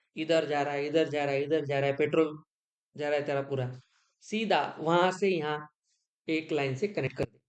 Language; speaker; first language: Hindi; non-native, local second language; Marathi